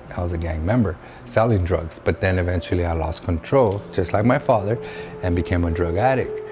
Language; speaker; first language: English; native; English